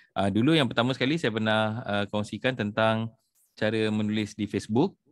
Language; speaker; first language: Malay; native; Malay